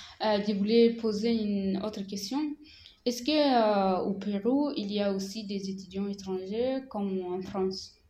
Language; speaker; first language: French; non-native, learner; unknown